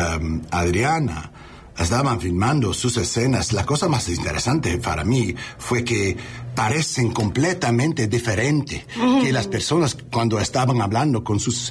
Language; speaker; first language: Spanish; non-native, learner; English